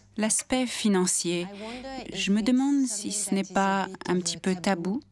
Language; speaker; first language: French; native; French